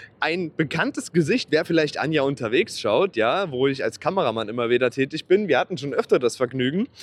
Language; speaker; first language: German; native; German